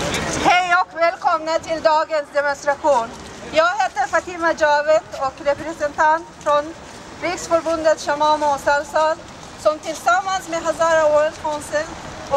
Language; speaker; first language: Swedish; non-native, fluent; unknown